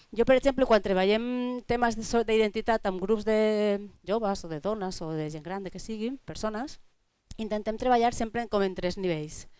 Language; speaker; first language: Catalan; non-native, local second language; Spanish